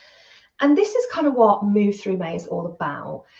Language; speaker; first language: English; native; English